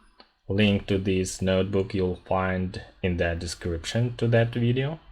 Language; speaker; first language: English; non-native, fluent; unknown